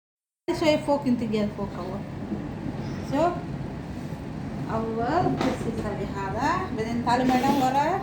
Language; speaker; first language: Arabic; non-native, learner; Telugu